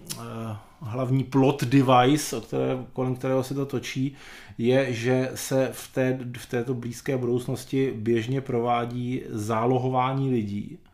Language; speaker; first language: Czech; native; Czech